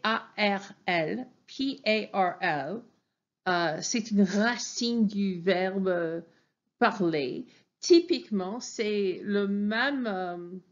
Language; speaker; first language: French; non-native, fluent; English